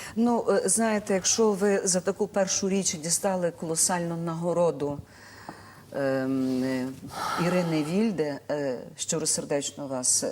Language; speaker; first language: Ukrainian; native; Ukrainian